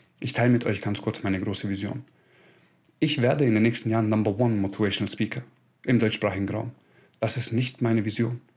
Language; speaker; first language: German; early bilingual, other home language; Croatian